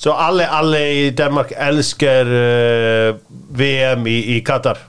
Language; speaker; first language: Danish; non-native, learner; Icelandic